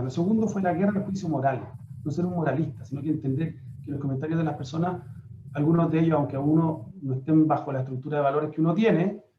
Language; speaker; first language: Spanish; native; Spanish